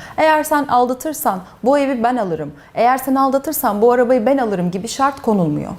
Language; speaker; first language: Turkish; early bilingual, heritage; Turkish